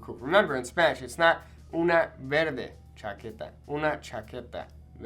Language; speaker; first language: Spanish; non-native, fluent; English